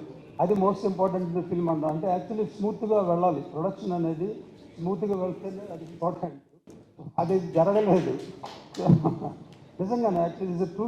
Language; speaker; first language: Telugu; native; Telugu